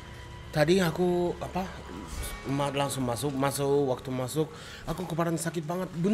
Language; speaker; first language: Indonesian; non-native, learner; Japanese